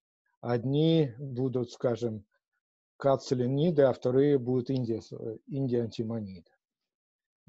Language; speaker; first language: Russian; native; Russian